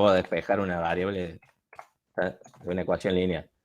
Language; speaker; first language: Spanish; native; Spanish